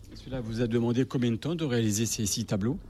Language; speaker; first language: French; native; French